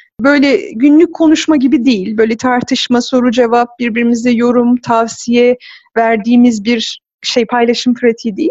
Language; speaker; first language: Turkish; native; Turkish